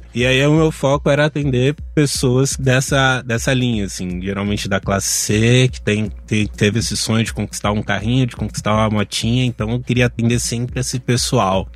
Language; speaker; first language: Portuguese; native; Portuguese